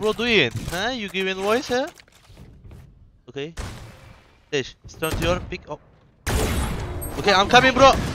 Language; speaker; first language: English; non-native, fluent; Turkish